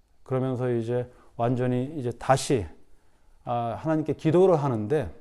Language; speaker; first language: Korean; native; Korean